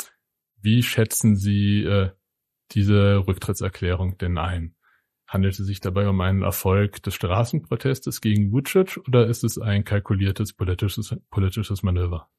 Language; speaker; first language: German; native; German